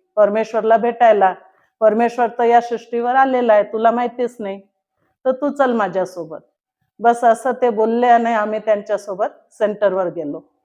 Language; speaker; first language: Marathi; non-native, local second language; Marwari